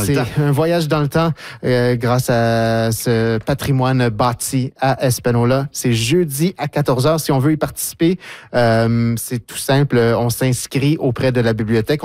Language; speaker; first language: French; native; French